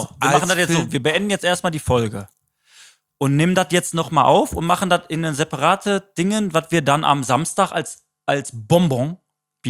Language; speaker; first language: German; native; German